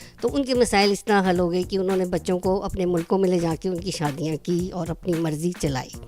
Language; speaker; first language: Urdu; non-native, fluent; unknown